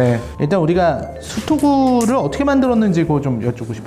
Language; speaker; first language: Korean; native; Korean